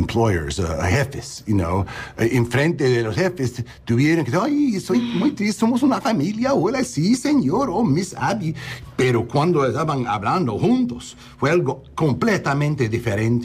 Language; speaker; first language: Spanish; non-native, learner; English